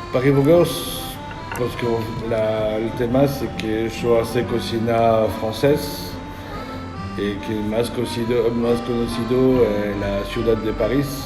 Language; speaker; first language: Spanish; non-native, learner; French